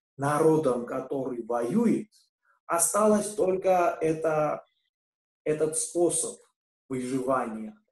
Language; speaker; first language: Russian; non-native, fluent; Georgian